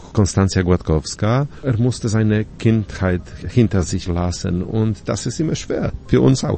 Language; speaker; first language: German; non-native, fluent; Polish